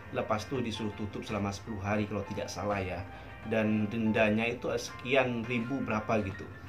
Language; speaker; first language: Indonesian; native; Indonesian